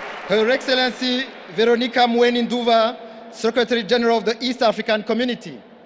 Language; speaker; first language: English; non-native, local second language; Kinyarwanda